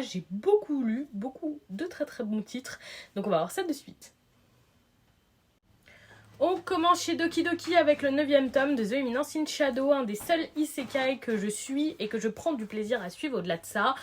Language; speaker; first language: French; native; French